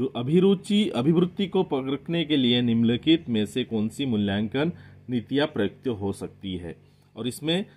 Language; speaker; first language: Hindi; non-native, local second language; Marathi